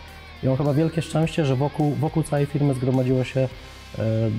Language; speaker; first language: Polish; native; Polish